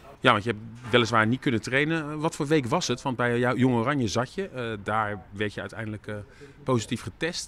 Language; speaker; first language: Dutch; native; Dutch